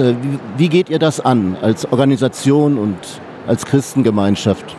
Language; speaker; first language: German; native; German